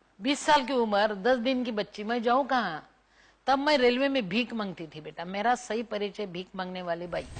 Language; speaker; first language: Hindi; non-native, local second language; Marathi